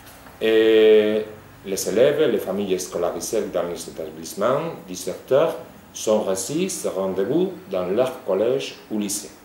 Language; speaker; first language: French; non-native, fluent; Spanish